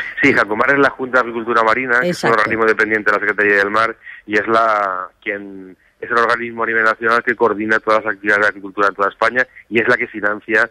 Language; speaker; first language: Spanish; native; Spanish